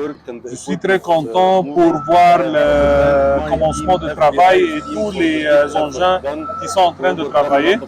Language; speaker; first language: French; non-native, learner; Arabic